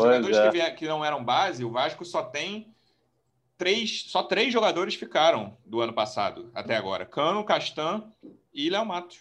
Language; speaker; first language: Portuguese; native; Portuguese